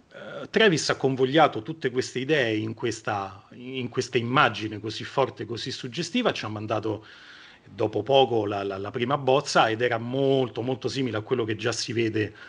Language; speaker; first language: Italian; native; Italian